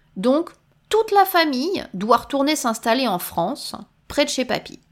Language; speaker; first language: French; native; French